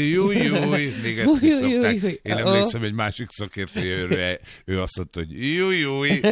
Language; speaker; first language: Hungarian; native; Hungarian